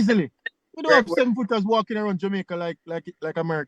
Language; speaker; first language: English; native; English